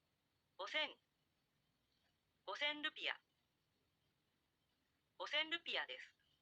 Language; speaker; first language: Japanese; non-native, learner; Indonesian